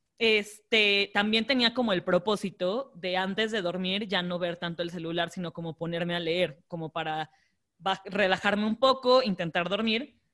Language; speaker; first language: Spanish; native; Spanish